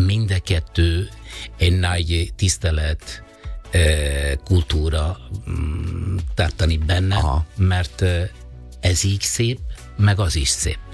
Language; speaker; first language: Hungarian; non-native, fluent; Italian